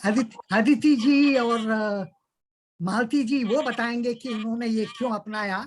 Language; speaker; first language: Hindi; native; Hindi